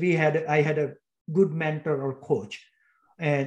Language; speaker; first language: English; non-native, local second language; Gujarati